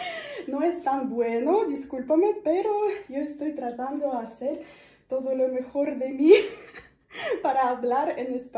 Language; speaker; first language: Spanish; non-native, learner; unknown